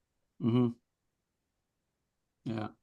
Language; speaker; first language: English; native; English